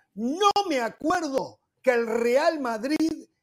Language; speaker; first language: Spanish; native; Spanish